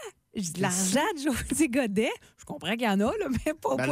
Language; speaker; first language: French; native; French